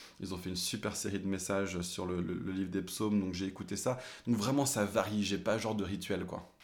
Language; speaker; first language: French; early bilingual, other home language; English